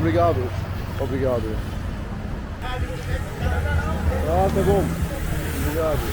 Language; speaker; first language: Portuguese; non-native, learner; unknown